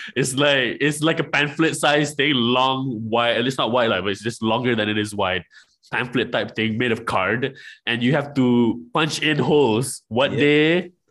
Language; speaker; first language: English; non-native, local second language; Malay